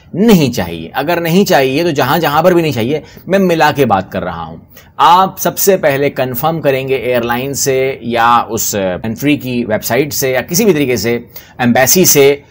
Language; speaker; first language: Urdu; non-native, local second language; Punjabi